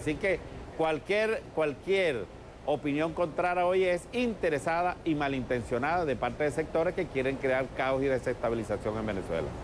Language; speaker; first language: Spanish; native; Spanish